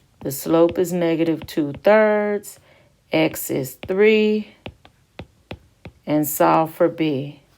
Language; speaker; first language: English; native; English